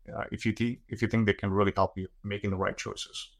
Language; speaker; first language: English; non-native, local second language; Gujarati